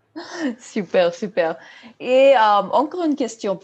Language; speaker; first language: French; non-native, fluent; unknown